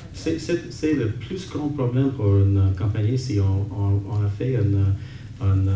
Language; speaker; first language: French; non-native, local second language; English